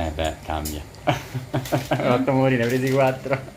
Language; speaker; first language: Italian; native; Italian